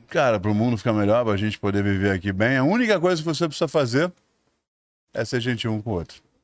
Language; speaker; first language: Portuguese; native; Portuguese